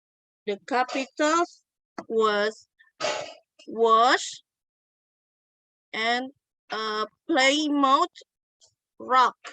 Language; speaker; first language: English; non-native, learner; Indonesian